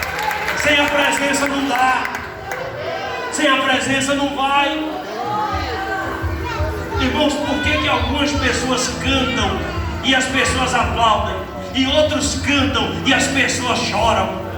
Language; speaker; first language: Portuguese; native; Portuguese